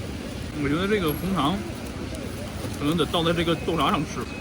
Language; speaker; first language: Chinese; native; Chinese